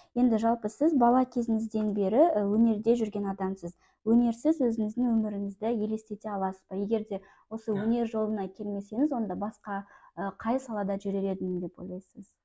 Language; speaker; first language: Kazakh; native; Kazakh